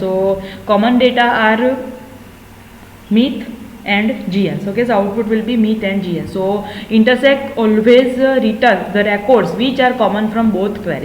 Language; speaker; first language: English; non-native, local second language; Gujarati